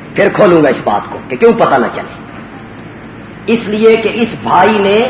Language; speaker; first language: Urdu; non-native, local second language; Punjabi